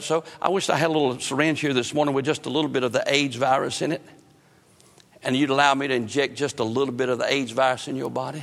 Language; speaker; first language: English; native; English